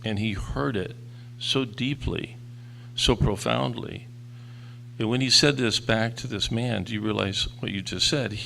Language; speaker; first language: English; native; English